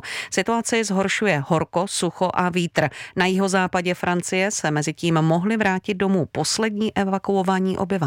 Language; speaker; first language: Czech; native; Czech